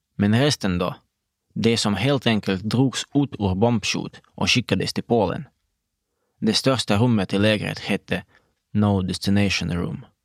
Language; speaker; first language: Swedish; non-native, fluent; Russian